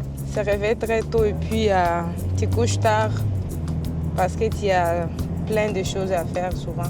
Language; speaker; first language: French; non-native, local second language; Swahili